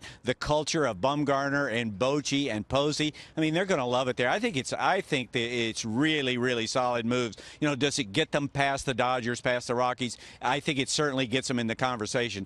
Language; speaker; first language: English; native; English